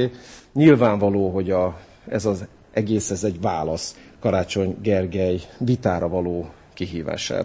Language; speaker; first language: Hungarian; native; Hungarian